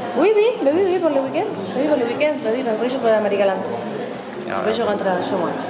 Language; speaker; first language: French; non-native, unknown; Spanish